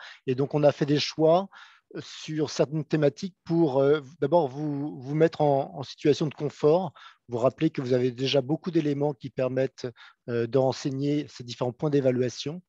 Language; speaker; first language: French; native; French